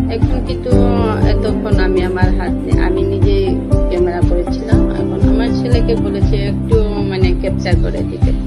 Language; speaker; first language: Bangla; non-native, local second language; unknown